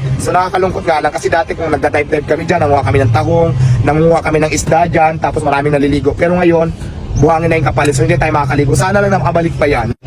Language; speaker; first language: Filipino; native; Filipino